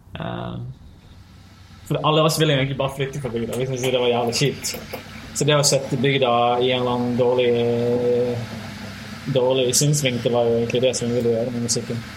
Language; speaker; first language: Norwegian; early bilingual, other home language; Bosnian